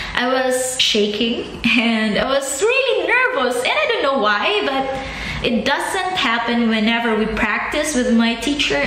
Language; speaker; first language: English; non-native, local second language; Filipino